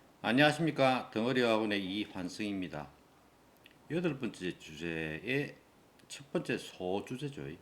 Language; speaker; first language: Korean; native; Korean